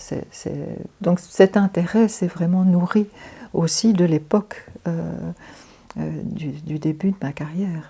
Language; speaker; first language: French; native; French